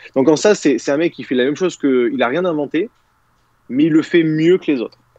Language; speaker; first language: French; native; French